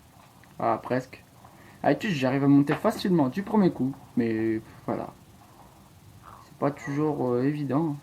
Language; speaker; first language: French; native; French